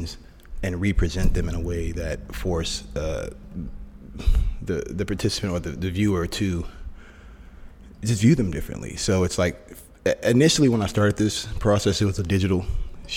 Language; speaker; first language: English; native; English